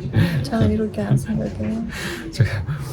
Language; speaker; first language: Korean; non-native, learner; Persian